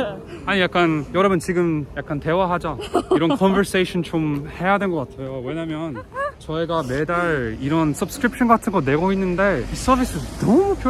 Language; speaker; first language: Korean; non-native, fluent; English